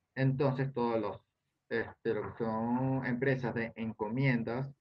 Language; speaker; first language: Spanish; native; Spanish